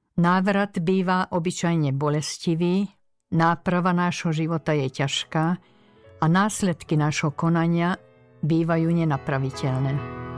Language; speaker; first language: Slovak; early bilingual, other home language; Hungarian